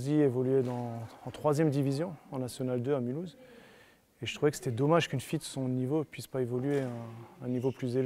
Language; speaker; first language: French; native; French